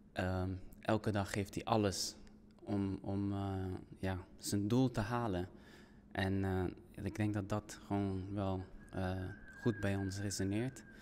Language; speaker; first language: Dutch; native; Dutch